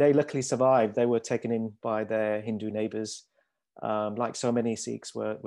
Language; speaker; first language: English; native; English